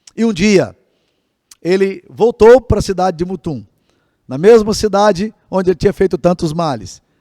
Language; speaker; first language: Portuguese; native; Portuguese